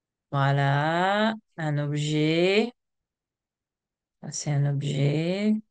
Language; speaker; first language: French; non-native, fluent; English